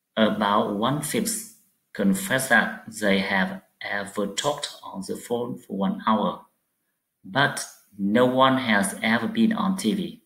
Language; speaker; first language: English; non-native, fluent; Vietnamese